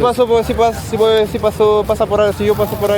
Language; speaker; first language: Spanish; non-native, learner; French